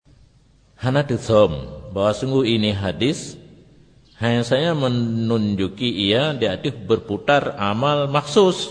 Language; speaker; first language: Indonesian; non-native, local second language; Achinese